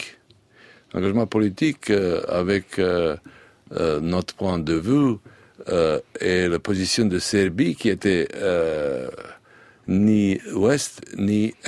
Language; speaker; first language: French; non-native, learner; Serbian